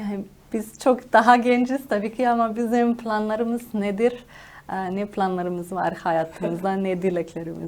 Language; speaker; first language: Turkish; non-native, fluent; Slovenian